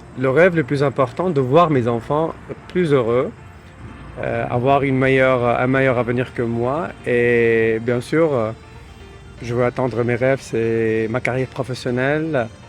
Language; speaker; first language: French; non-native, local second language; Arabic